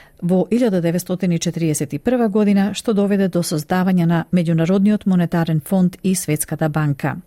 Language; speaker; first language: Macedonian; native; Macedonian